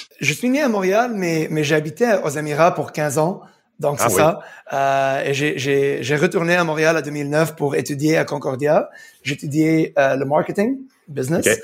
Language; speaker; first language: French; non-native, fluent; English